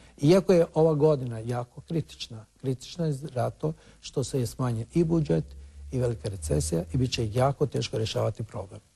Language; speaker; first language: Croatian; non-native, local second language; Romany